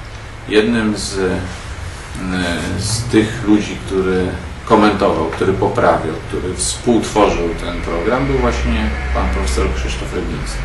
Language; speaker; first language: Polish; native; Polish